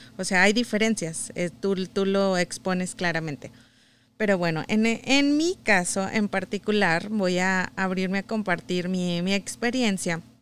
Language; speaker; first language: Spanish; native; Spanish